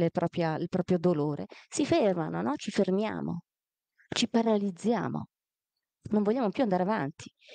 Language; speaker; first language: Italian; early bilingual, other home language; Amharic